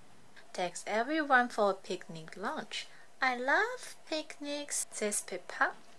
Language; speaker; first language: English; non-native, fluent; Chinese